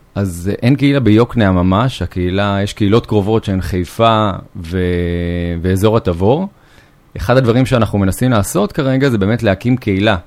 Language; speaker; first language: Hebrew; native; Hebrew